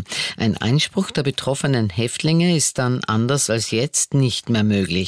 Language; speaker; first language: German; native; German